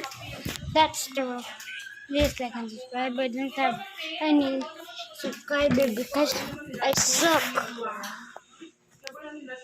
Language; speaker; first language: English; non-native, local second language; Filipino